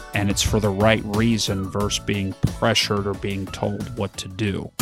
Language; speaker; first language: English; early bilingual, other home language; German